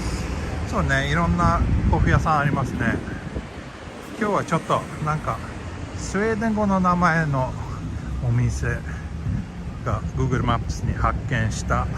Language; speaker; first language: Japanese; non-native, fluent; Swedish